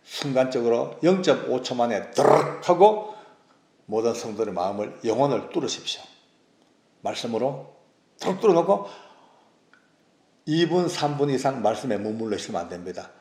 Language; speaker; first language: Korean; native; Korean